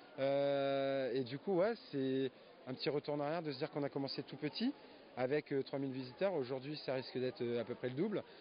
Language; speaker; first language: French; native; French